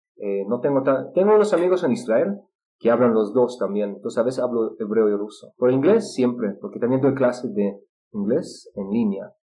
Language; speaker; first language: Spanish; non-native, fluent; Russian